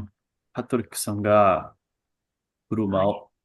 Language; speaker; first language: Japanese; non-native, learner; English